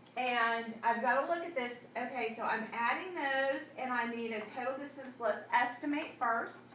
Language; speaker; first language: English; native; English